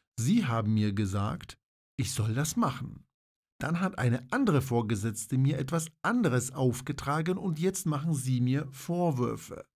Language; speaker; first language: German; non-native, fluent; Polish